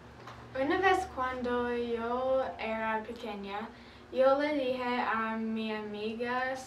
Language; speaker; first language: Spanish; non-native, learner; English